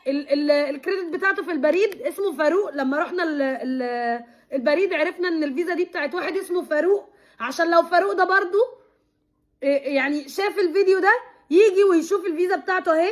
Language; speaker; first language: Arabic; native; Arabic